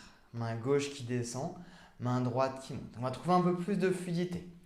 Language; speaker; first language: French; native; French